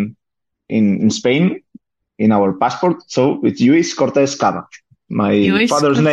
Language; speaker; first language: English; non-native, fluent; Spanish